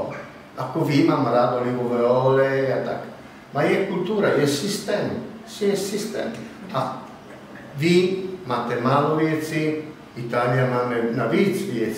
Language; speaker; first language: Czech; non-native, learner; Italian